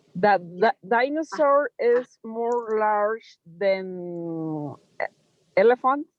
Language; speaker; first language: English; non-native, learner; Spanish